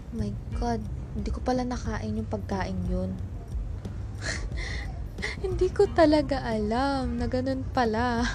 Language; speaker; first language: Filipino; native; Filipino